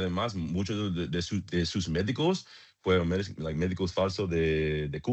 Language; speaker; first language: Spanish; non-native, learner; English